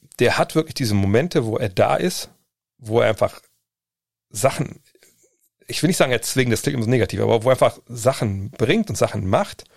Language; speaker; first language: German; native; German